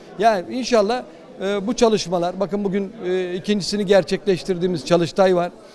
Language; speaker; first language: Turkish; native; Turkish